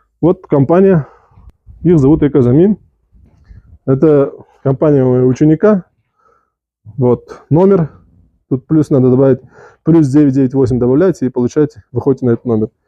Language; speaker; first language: Russian; non-native, local second language; Uzbek